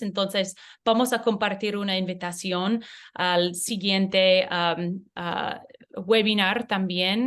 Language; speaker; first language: Spanish; non-native, learner; English